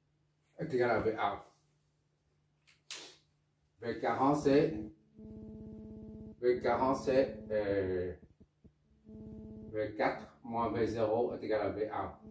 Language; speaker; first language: French; non-native, local second language; Arabic